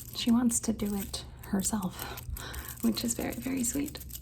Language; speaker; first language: English; early bilingual, other home language; Spanish